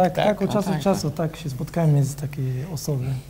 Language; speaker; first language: Polish; non-native, learner; Arabic